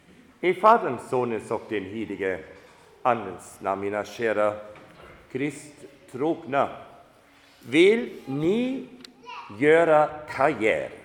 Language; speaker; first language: Swedish; non-native, fluent; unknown